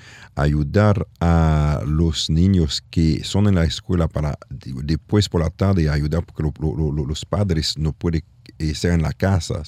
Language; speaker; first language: Spanish; non-native, learner; French